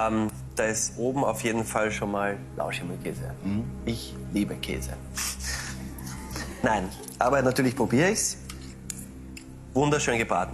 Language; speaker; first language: German; native; German